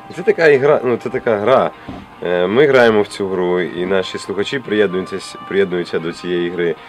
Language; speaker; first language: Ukrainian; non-native, local second language; Russian